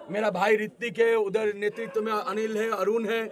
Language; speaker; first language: Hindi; non-native, local second language; Bangla